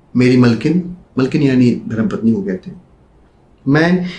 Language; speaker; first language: Hindi; native; Hindi